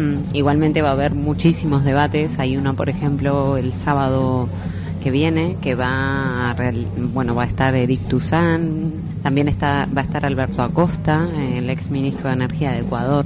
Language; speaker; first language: Spanish; native; Spanish